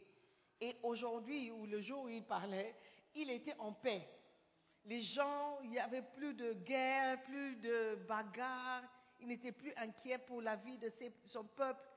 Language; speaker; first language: French; non-native, fluent; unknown